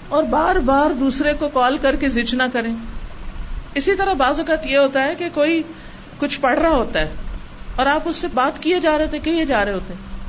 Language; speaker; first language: Urdu; native; Urdu